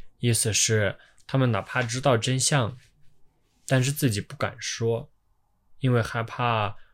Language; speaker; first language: Chinese; non-native, fluent; Ukrainian